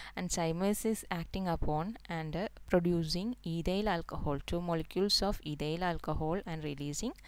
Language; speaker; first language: English; non-native, local second language; Malayalam